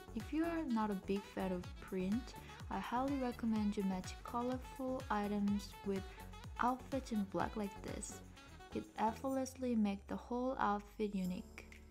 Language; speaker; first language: English; non-native, fluent; Korean